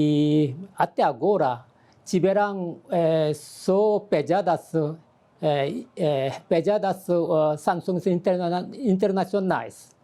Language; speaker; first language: Portuguese; non-native, fluent; Korean